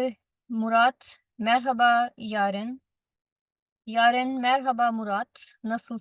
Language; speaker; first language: Turkish; non-native, fluent; Urdu